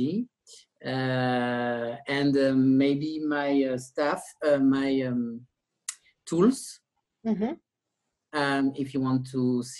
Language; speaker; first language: English; non-native, learner; French